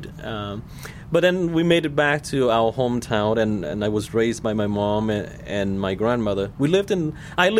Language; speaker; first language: English; non-native, fluent; Vietnamese